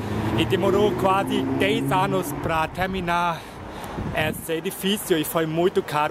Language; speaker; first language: Portuguese; non-native, fluent; German